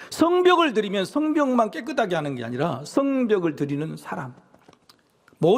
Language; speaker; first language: Korean; native; Korean